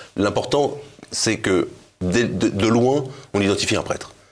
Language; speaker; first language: French; native; French